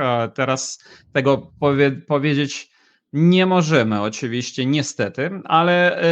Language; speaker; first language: Polish; non-native, fluent; Ukrainian